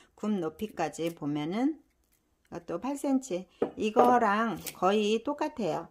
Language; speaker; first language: Korean; native; Korean